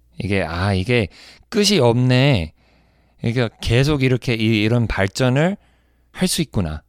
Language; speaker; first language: Korean; non-native, fluent; English